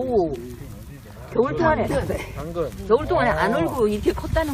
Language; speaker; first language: Korean; native; Korean